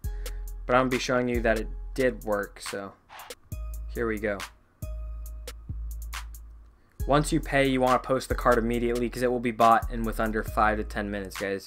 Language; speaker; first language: English; native; English